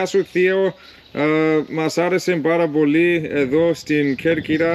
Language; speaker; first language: Greek; early bilingual, heritage; Greek